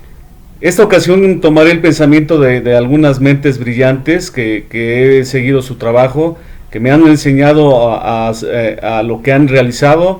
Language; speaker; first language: Spanish; native; Spanish